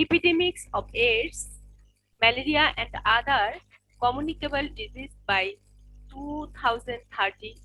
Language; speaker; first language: English; non-native, local second language; Bangla